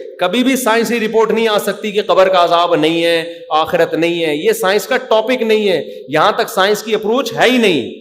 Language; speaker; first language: Urdu; native; Urdu